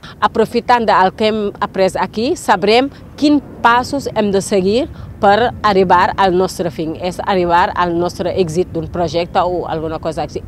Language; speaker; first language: Spanish; non-native, local second language; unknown